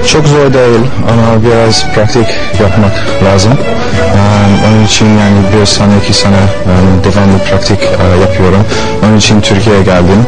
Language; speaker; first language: Turkish; non-native, learner; English